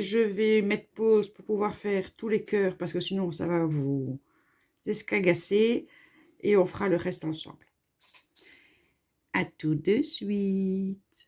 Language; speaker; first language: French; native; French